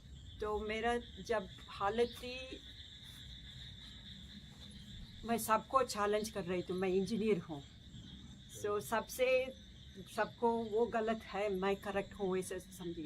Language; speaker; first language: Hindi; non-native, local second language; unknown